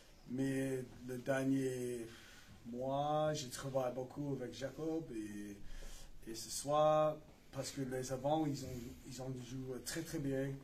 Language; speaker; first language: French; non-native, learner; English